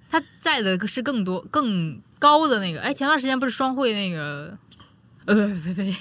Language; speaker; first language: Chinese; native; Chinese